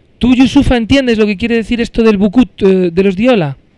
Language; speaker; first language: Spanish; native; Spanish